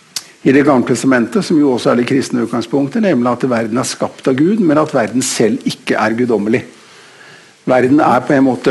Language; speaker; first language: Norwegian; native; Norwegian